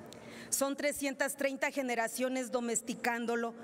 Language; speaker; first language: Spanish; native; Spanish